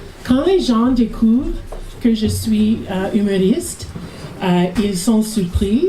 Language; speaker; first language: French; non-native, learner; English